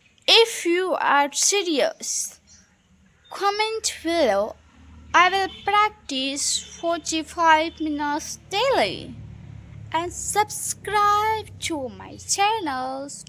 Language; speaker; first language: English; non-native, local second language; Hindi